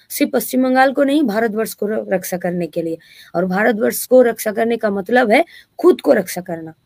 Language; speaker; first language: Hindi; non-native, local second language; Bangla